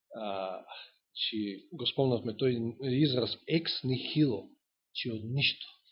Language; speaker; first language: Macedonian; native; Macedonian